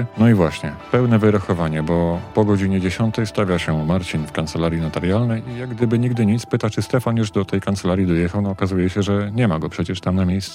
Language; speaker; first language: Polish; native; Polish